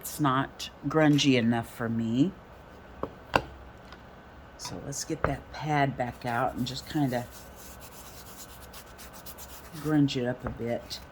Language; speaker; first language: English; native; English